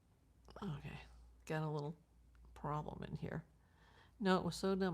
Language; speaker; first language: English; native; English